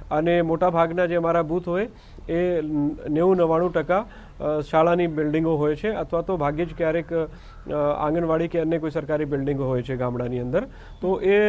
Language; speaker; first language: Gujarati; non-native, local second language; Hindi